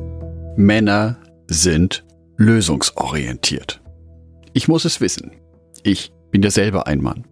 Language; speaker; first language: German; native; German